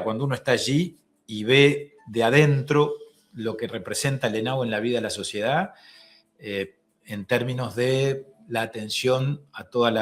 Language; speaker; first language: Spanish; native; Spanish